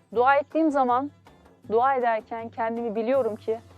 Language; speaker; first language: Turkish; native; Turkish